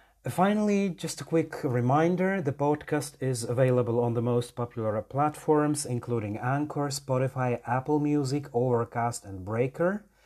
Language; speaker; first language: English; non-native, fluent; Polish